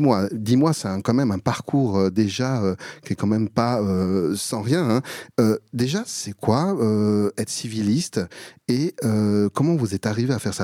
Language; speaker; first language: French; native; French